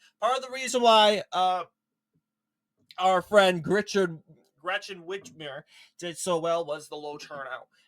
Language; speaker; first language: English; native; English